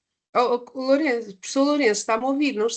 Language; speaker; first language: Portuguese; non-native, learner; Spanish